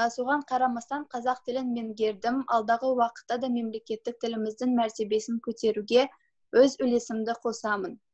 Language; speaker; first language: Kazakh; non-native, local second language; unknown